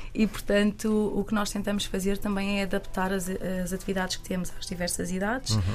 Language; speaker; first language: Portuguese; native; Portuguese